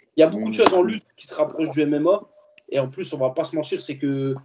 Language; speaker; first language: French; native; French